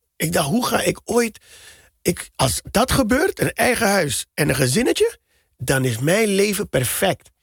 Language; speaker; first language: Dutch; native; Dutch